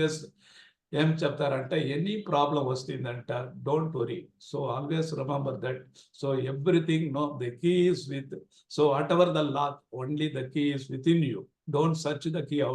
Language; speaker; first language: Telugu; non-native, local second language; Tamil